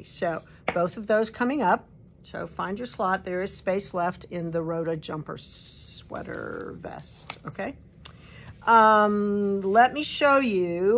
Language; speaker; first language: English; native; English